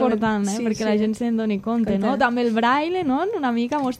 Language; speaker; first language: Catalan; native; Catalan